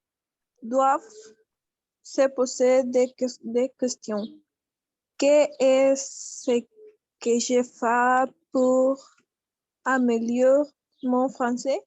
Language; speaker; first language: French; non-native, learner; Spanish